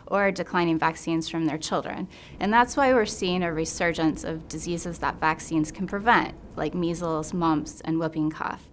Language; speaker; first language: English; native; English